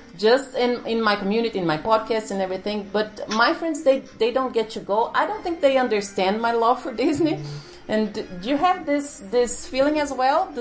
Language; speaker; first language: English; non-native, fluent; Portuguese